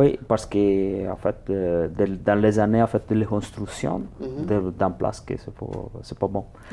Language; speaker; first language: French; non-native, learner; Italian